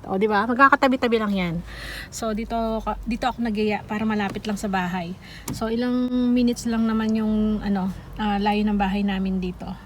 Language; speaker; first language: Filipino; native; Filipino